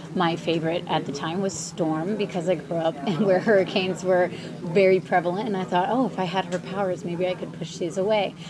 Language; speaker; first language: English; early bilingual, other home language; Ukrainian